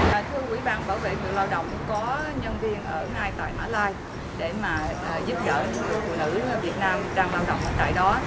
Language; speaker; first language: Vietnamese; native; Vietnamese